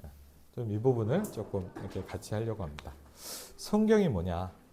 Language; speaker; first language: Korean; native; Korean